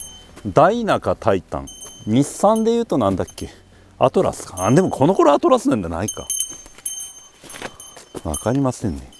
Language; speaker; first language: Japanese; native; Japanese